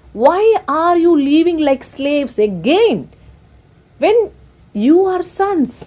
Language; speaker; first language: English; non-native, local second language; Malayalam